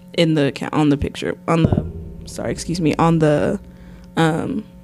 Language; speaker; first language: English; native; English